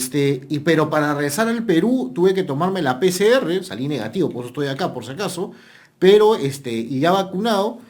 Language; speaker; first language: Spanish; native; Spanish